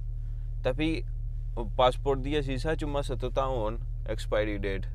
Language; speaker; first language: Indonesian; non-native, fluent; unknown